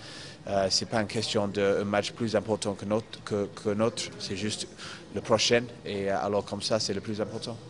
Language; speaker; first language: French; non-native, fluent; English